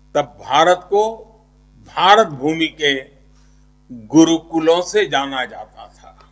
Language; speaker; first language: Hindi; non-native, local second language; Gujarati